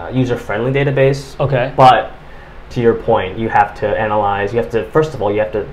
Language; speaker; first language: English; native; English